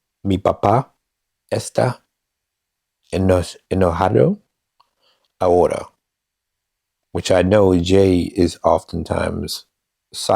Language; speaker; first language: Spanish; non-native, learner; English